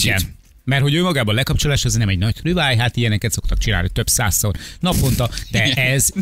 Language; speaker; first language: Hungarian; native; Hungarian